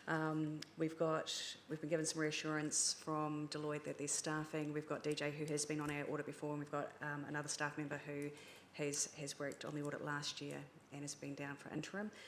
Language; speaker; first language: English; native; English